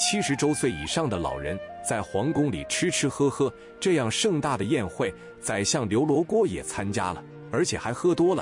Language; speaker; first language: Chinese; native; Chinese